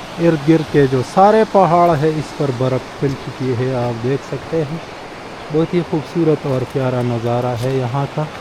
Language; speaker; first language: Urdu; non-native, local second language; Pashto